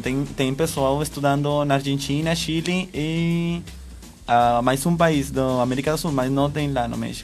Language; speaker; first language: Portuguese; non-native, fluent; Spanish